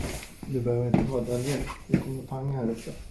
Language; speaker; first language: Swedish; native; Swedish